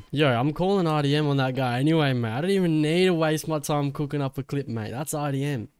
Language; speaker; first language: English; native; English